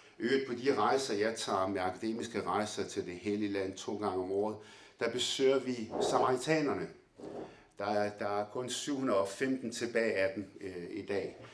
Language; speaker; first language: Danish; early bilingual, other home language; Arabic